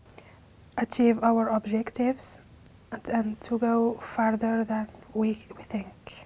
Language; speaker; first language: English; non-native, learner; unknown